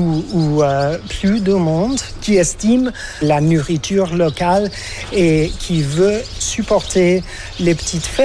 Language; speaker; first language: French; non-native, learner; English